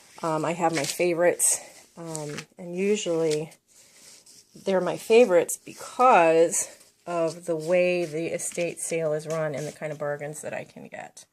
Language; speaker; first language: English; native; English